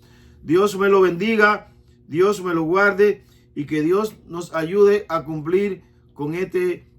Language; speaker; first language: Spanish; native; Spanish